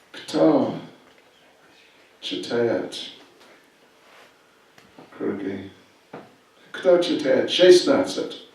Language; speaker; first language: Russian; non-native, learner; English